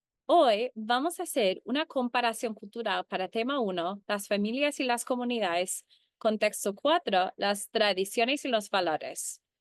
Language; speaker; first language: Spanish; early bilingual, heritage; Spanish